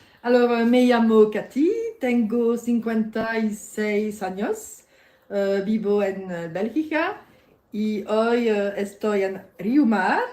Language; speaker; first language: Spanish; non-native, learner; French